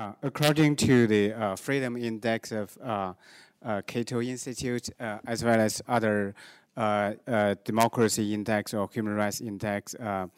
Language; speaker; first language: English; non-native, fluent; Chinese